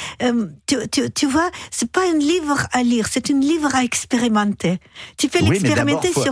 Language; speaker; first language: French; non-native, fluent; Russian